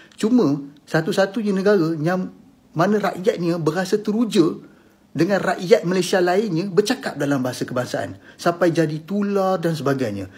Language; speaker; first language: Malay; native; Malay